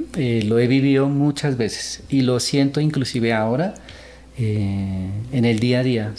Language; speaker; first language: Spanish; early bilingual, other home language; Korean